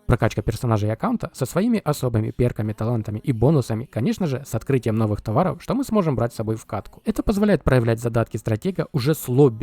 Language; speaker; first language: Russian; native; Russian